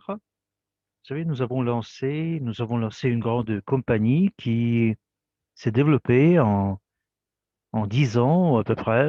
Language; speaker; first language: French; non-native, fluent; Russian